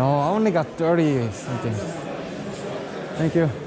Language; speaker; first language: English; non-native, learner; Korean